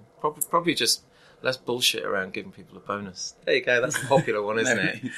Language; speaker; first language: English; native; English